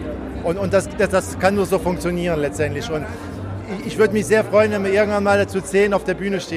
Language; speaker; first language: German; native; German